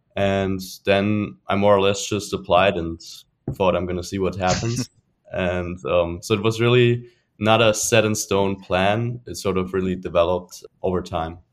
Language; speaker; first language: English; non-native, fluent; German